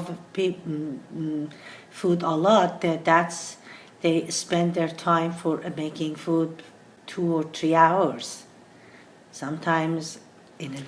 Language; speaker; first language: English; non-native, learner; Persian